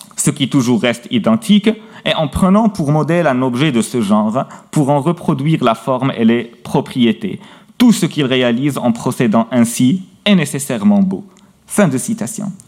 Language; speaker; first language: French; non-native, local second language; Arabic